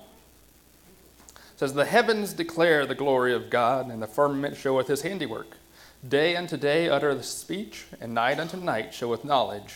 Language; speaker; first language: English; native; English